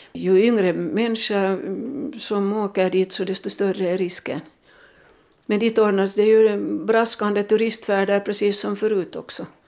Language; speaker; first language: Swedish; native; Swedish